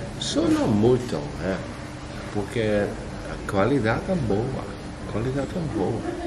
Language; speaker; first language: Portuguese; non-native, learner; Dutch